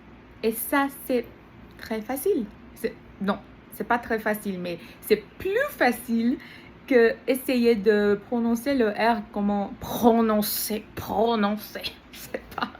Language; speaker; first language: French; non-native, learner; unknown